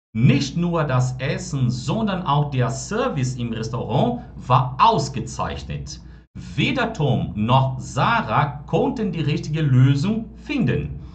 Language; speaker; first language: German; non-native, fluent; Portuguese